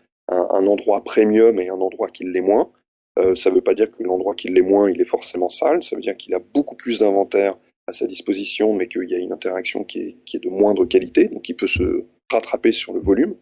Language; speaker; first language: French; native; French